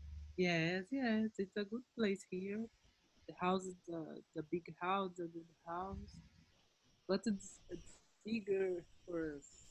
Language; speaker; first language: English; non-native, learner; Portuguese